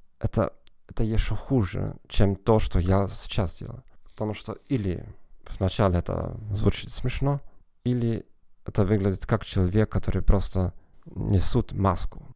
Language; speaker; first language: Russian; non-native, fluent; German